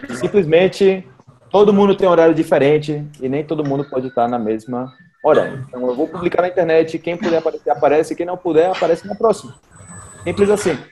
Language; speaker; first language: Portuguese; native; Portuguese